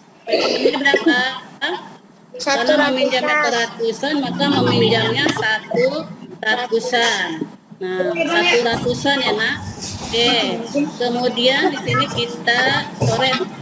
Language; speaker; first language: Indonesian; native; Indonesian